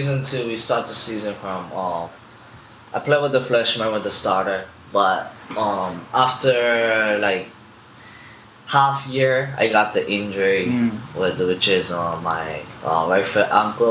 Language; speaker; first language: English; non-native, fluent; Japanese